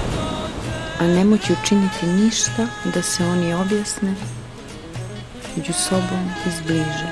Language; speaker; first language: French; non-native, fluent; Serbian